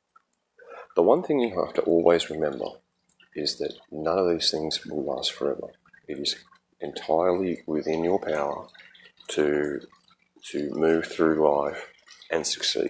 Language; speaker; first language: English; native; English